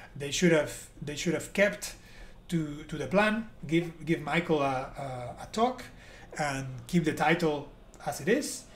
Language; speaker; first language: English; non-native, fluent; Spanish